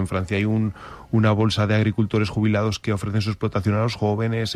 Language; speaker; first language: Spanish; native; Spanish